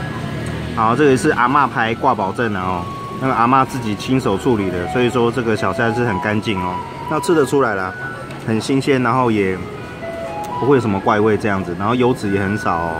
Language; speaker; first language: Chinese; native; Chinese